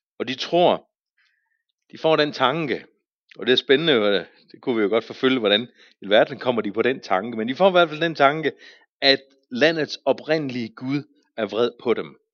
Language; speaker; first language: Danish; native; Danish